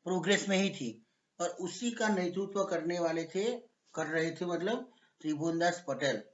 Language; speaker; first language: Hindi; non-native, local second language; Gujarati